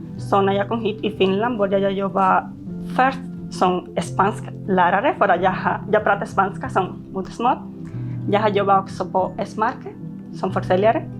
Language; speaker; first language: Swedish; non-native, fluent; Spanish